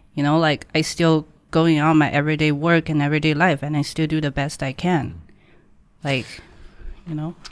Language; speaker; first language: English; non-native, fluent; Chinese